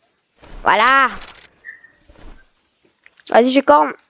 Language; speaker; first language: French; native; French